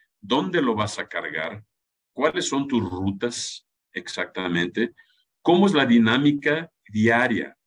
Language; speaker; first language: Spanish; non-native, fluent; German